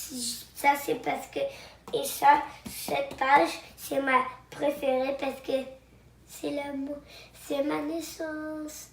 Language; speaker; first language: French; non-native, local second language; English